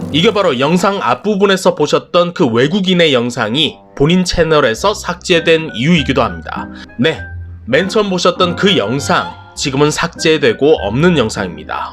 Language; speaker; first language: Korean; native; Korean